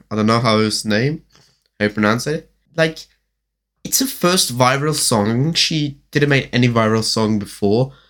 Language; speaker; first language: English; non-native, learner; German